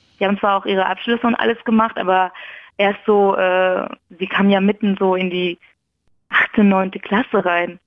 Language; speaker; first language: German; early bilingual, other home language; Persian